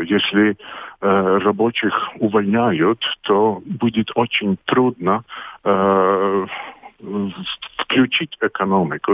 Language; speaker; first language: Russian; non-native, local second language; Latvian